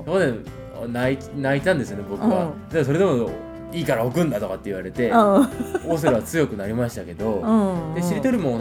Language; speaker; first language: Japanese; native; Japanese